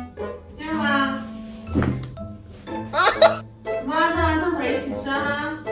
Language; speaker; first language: Chinese; native; Chinese